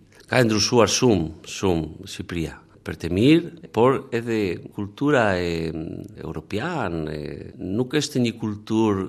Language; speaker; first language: Albanian; non-native, learner; Spanish